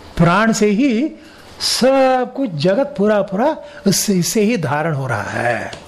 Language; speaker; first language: Hindi; non-native, local second language; Kannada